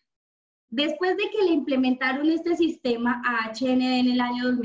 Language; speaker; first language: Spanish; native; Spanish